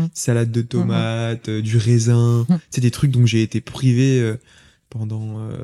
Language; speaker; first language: French; native; French